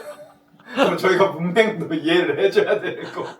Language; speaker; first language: Korean; native; Korean